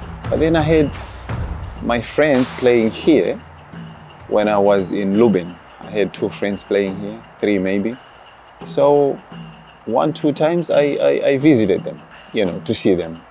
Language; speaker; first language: English; non-native, local second language; Shona